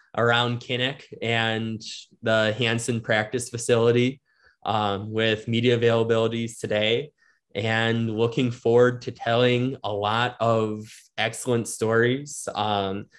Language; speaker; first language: English; native; English